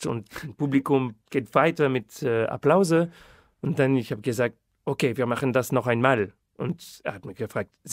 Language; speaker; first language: German; non-native, fluent; French